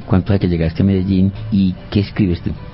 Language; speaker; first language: Spanish; native; Spanish